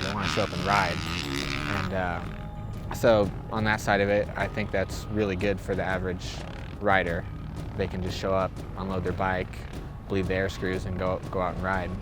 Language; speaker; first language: English; native; English